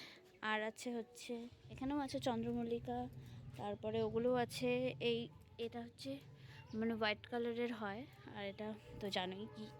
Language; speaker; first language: Bangla; native; Bangla